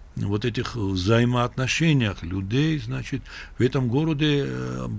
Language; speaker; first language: Russian; non-native, local second language; Georgian